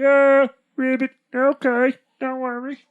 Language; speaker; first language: English; native; English